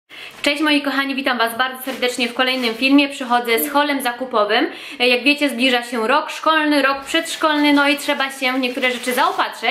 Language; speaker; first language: Polish; native; Polish